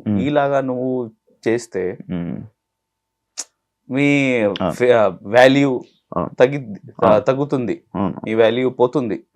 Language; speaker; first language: Telugu; non-native, learner; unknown